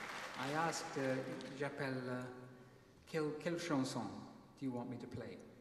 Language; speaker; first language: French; non-native, learner; English